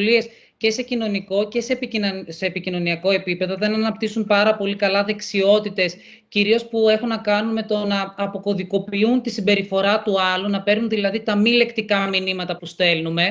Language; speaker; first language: Greek; native; Greek